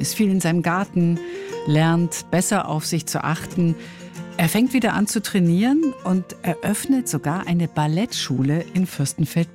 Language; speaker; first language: German; native; German